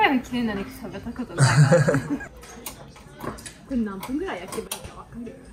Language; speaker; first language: Japanese; non-native, fluent; Swedish